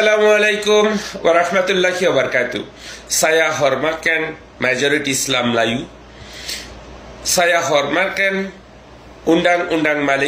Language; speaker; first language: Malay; non-native, fluent; Bangla